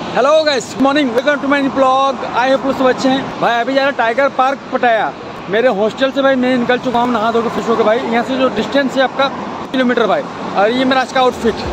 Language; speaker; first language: Hindi; native; Hindi